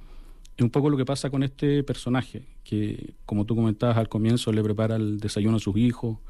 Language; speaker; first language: Spanish; native; Spanish